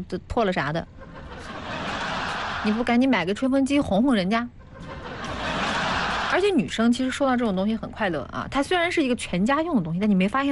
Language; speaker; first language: Chinese; native; Chinese